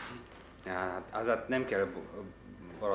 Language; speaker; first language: Hungarian; non-native, fluent; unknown